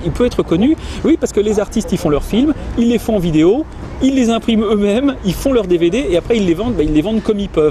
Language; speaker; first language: French; native; French